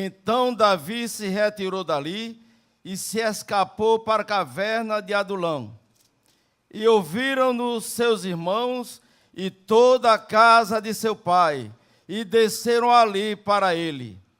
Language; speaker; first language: Portuguese; native; Portuguese